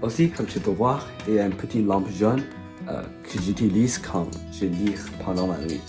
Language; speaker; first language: French; non-native, learner; English